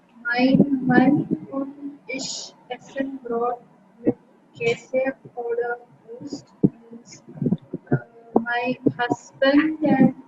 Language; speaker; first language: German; non-native, learner; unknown